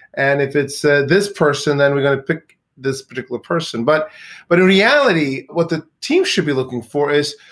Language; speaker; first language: English; early bilingual, other home language; Swedish